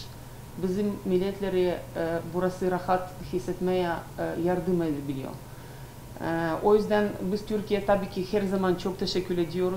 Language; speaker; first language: Turkish; non-native, learner; Ukrainian